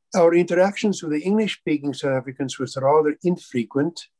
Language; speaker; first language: English; non-native, local second language; Afrikaans